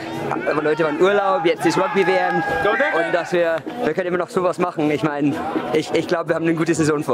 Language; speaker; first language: German; non-native, fluent; Spanish